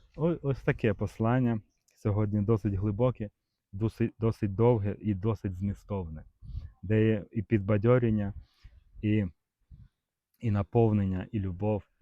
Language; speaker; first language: Ukrainian; native; Ukrainian